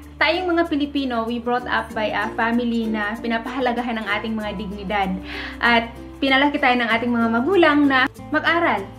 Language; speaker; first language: Filipino; native; Filipino